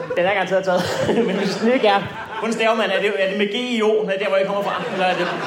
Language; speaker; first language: Danish; native; Danish